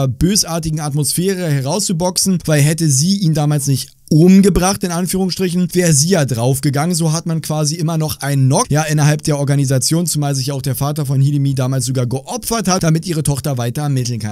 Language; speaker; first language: German; native; German